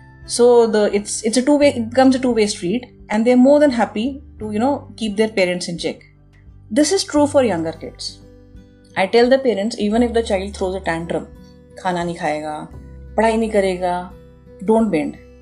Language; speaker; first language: English; non-native, local second language; Hindi